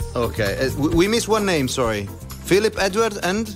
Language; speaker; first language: English; non-native, fluent; Italian